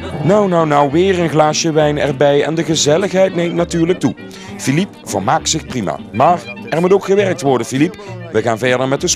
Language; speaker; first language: Dutch; native; Dutch